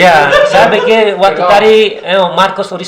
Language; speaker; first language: Indonesian; non-native, learner; Spanish